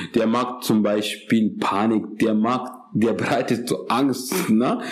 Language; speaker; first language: German; non-native, fluent; Urdu